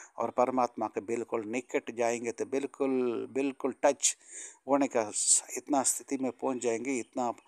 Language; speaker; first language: Hindi; non-native, local second language; Tamil